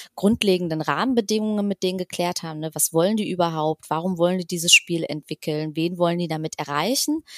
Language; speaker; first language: German; native; German